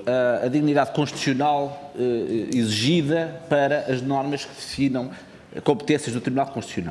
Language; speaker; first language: Portuguese; native; Portuguese